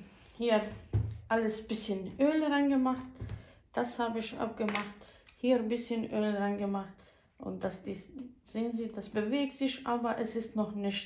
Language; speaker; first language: German; non-native, fluent; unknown